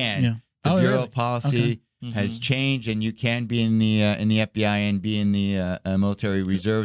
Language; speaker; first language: English; early bilingual, other home language; Arabic